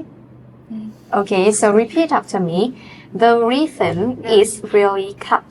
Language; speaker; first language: English; non-native, fluent; Vietnamese